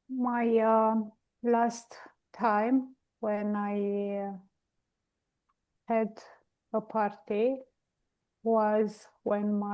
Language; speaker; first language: English; non-native, learner; Romanian